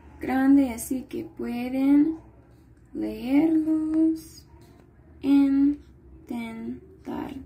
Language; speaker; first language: Spanish; non-native, fluent; English